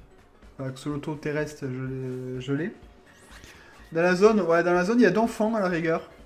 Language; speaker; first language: French; native; French